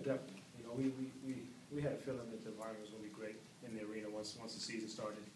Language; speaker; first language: English; native; English